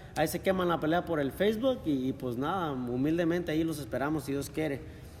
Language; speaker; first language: Spanish; early bilingual, heritage; Spanish